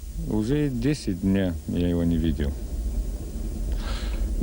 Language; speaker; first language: Russian; non-native, local second language; Abkhazian